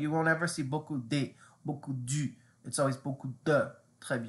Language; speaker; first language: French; non-native, fluent; English